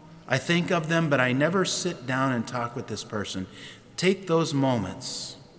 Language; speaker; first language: English; native; English